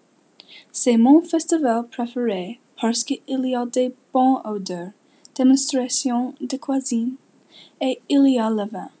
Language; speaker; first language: French; non-native, learner; English